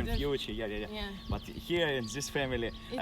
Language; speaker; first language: English; non-native, learner; Russian